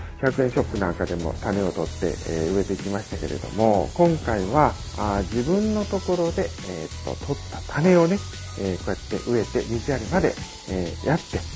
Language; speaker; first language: Japanese; native; Japanese